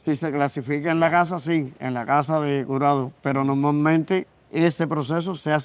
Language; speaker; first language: Spanish; native; Spanish